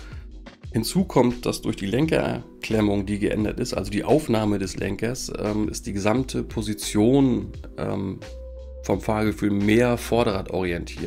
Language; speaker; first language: German; native; German